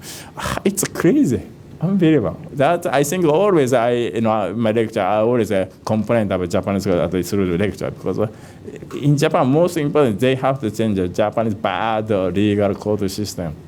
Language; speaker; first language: English; non-native, fluent; Japanese